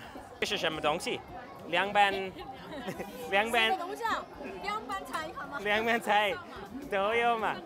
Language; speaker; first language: Chinese; non-native, fluent; English